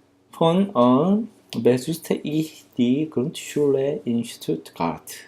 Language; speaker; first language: German; non-native, fluent; Korean